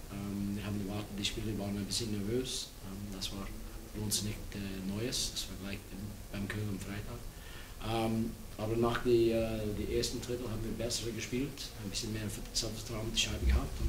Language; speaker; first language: German; non-native, fluent; English